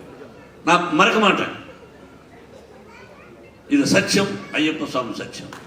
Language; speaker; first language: Tamil; non-native, learner; Telugu